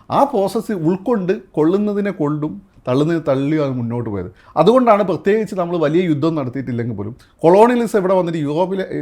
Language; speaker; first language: Malayalam; native; Malayalam